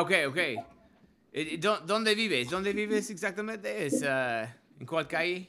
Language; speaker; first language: Spanish; non-native, learner; English